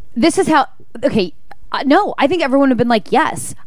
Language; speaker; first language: English; native; English